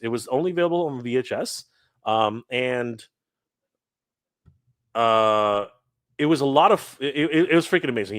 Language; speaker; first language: English; native; English